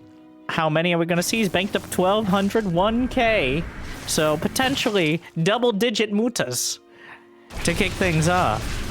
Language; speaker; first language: English; native; English